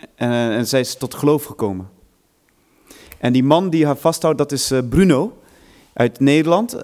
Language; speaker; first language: Dutch; non-native, fluent; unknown